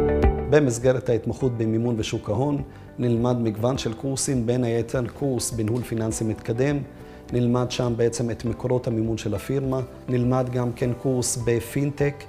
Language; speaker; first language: Hebrew; native; Hebrew